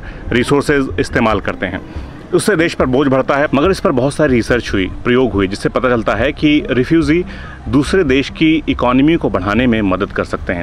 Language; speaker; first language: Hindi; native; Hindi